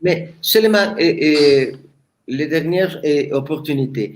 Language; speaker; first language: French; non-native, learner; Spanish